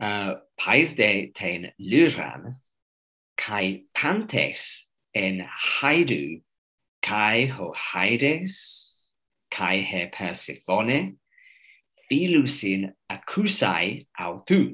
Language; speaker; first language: Greek; non-native, fluent; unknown